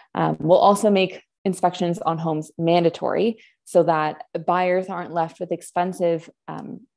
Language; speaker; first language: English; non-native, fluent; Spanish